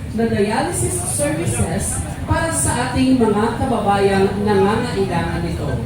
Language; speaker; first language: Filipino; native; Filipino